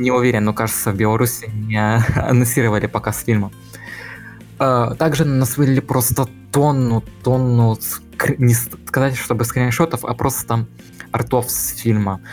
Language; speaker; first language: Russian; native; Russian